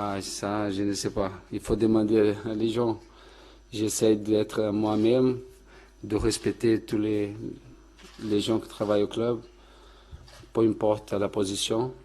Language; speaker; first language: French; non-native, fluent; Portuguese